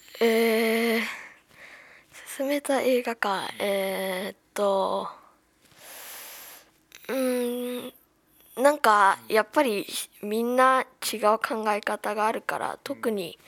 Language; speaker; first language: Japanese; early bilingual, heritage; Japanese